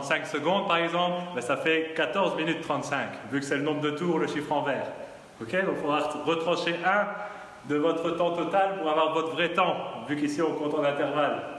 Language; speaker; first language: French; native; French